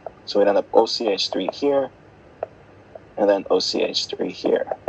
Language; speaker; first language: English; native; English